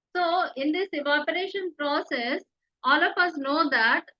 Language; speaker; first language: English; non-native, local second language; Telugu